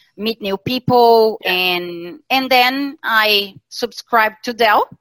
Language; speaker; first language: English; non-native, fluent; Portuguese